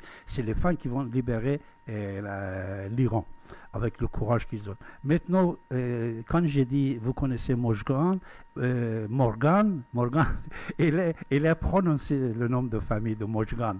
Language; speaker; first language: French; non-native, fluent; Persian